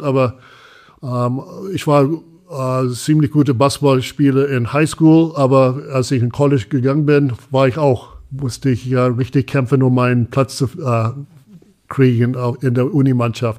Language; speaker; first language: German; non-native, fluent; English